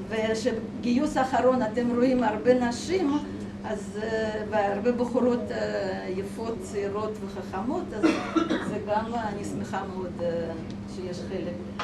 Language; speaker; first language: Hebrew; non-native, fluent; Russian